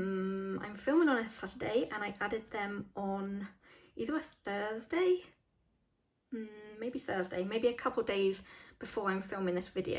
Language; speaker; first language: English; native; English